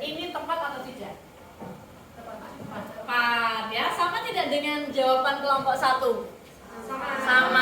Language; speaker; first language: Indonesian; native; Indonesian